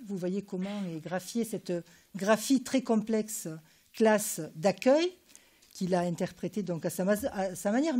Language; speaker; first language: French; native; French